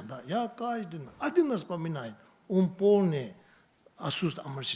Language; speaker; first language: Russian; non-native, learner; Tibetan